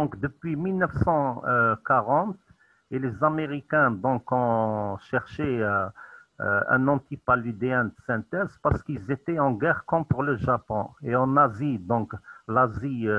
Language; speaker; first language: French; non-native, local second language; Arabic